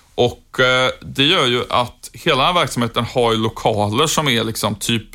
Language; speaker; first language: Swedish; native; Swedish